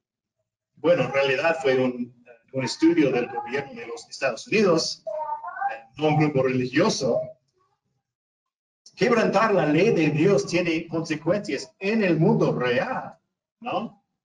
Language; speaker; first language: Spanish; non-native, fluent; English